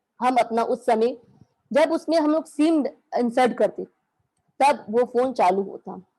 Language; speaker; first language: Hindi; native; Hindi